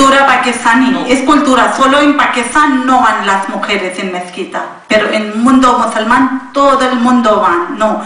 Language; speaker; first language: Spanish; non-native, learner; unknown